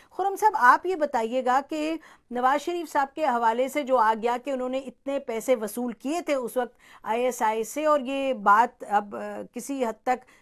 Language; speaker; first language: Urdu; native; Urdu